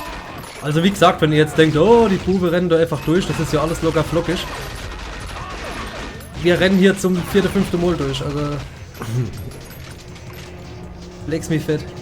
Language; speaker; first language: German; native; German